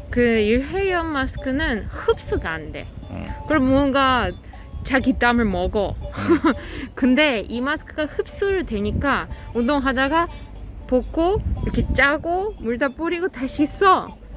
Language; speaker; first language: Korean; non-native, fluent; Russian